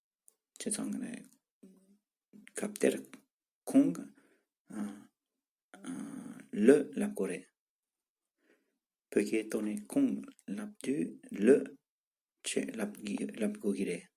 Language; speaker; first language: French; non-native, fluent; Tibetan